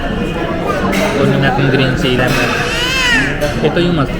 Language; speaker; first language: Filipino; non-native, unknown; Punjabi